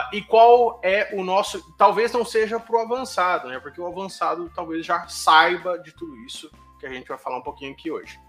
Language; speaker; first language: Portuguese; native; Portuguese